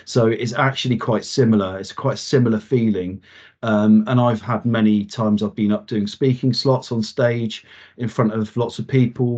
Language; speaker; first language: English; native; English